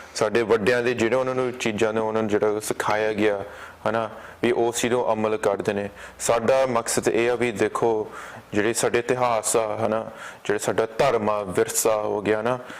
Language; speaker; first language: Punjabi; early bilingual, heritage; Punjabi